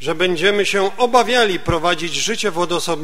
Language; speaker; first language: Polish; native; Polish